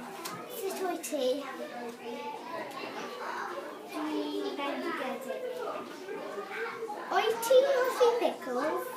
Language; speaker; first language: Welsh; non-native, learner; English